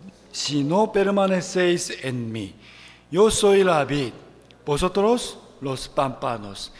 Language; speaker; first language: Spanish; non-native, fluent; Korean